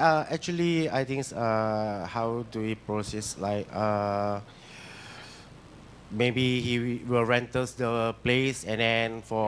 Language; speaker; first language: English; non-native, learner; Chinese